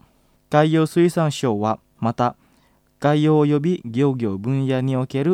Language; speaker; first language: Japanese; non-native, fluent; Indonesian